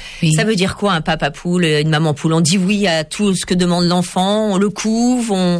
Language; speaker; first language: French; native; French